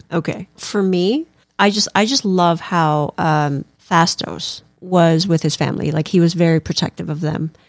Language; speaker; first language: English; non-native, local second language; Filipino